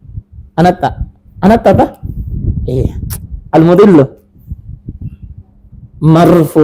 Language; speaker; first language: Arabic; non-native, fluent; Indonesian